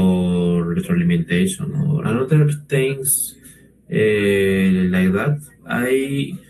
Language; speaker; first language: English; non-native, learner; Spanish